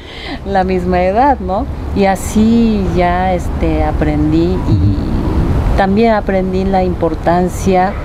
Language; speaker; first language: Spanish; non-native, fluent; Japanese